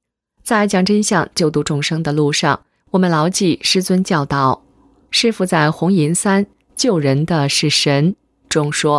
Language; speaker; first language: Chinese; native; Chinese